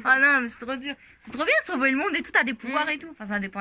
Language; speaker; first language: French; native; French